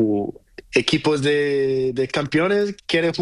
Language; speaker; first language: Spanish; non-native, learner; Portuguese